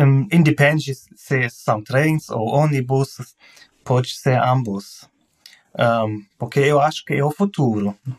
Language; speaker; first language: Portuguese; non-native, learner; German